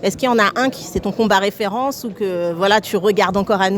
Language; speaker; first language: French; native; French